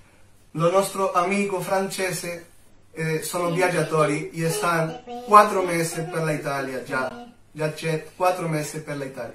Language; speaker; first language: Italian; non-native, learner; Spanish